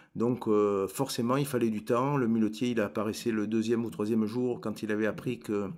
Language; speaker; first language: French; native; French